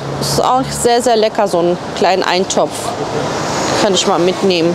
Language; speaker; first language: German; native; German